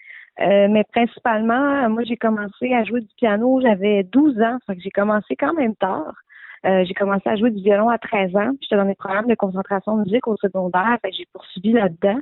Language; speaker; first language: French; native; French